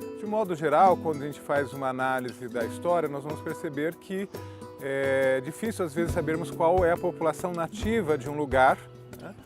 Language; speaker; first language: Portuguese; native; Portuguese